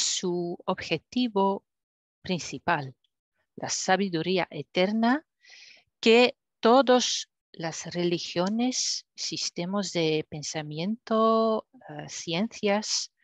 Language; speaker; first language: Spanish; non-native, fluent; French